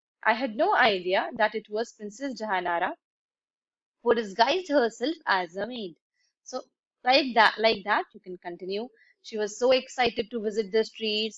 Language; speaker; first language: English; non-native, local second language; Hindi